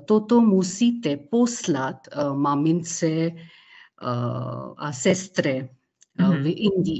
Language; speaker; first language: Czech; non-native, learner; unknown